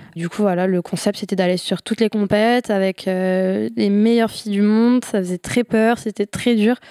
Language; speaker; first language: French; native; French